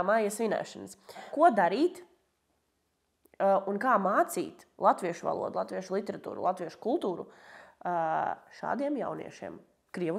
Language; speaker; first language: Latvian; native; Latvian